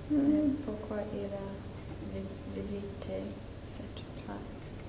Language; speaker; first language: French; non-native, learner; English